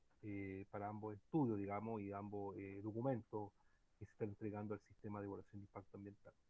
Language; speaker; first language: Spanish; native; Spanish